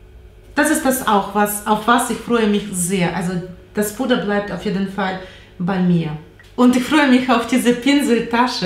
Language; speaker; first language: German; non-native, learner; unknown